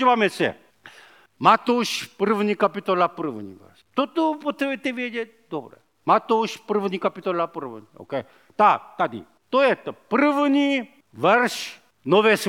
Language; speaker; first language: Czech; non-native, learner; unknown